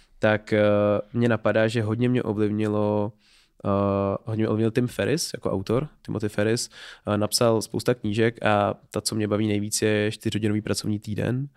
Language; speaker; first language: Czech; native; Czech